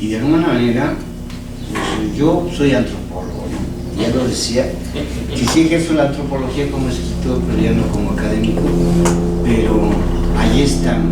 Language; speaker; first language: Spanish; native; Spanish